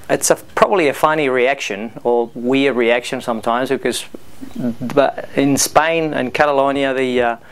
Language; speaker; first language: English; non-native, fluent; Spanish